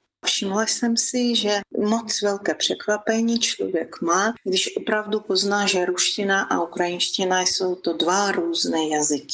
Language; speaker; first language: Czech; non-native, fluent; Ukrainian